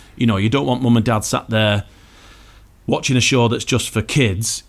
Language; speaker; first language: English; native; English